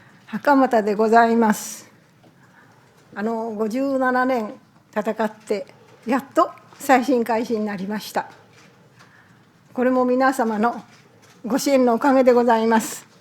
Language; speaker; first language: Japanese; native; Japanese